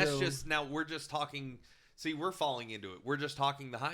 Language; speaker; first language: English; native; English